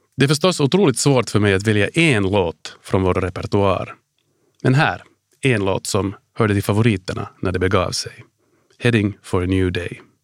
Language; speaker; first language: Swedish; native; Swedish